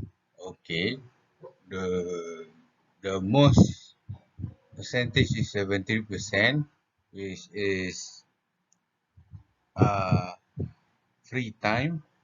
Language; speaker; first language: English; non-native, local second language; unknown